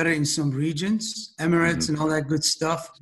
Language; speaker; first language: English; non-native, fluent; Persian